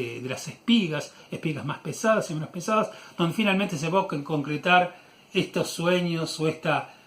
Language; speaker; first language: Spanish; native; Spanish